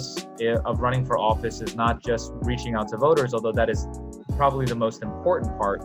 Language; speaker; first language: English; native; English